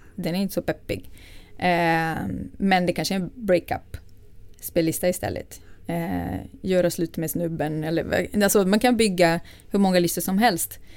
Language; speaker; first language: Swedish; non-native, fluent; Portuguese